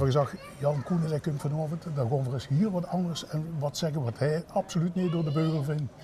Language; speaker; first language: Dutch; native; Dutch